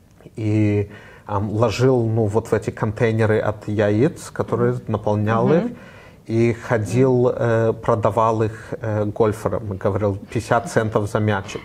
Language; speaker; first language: Russian; early bilingual, heritage; Russian